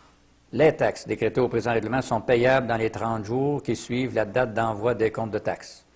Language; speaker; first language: French; native; French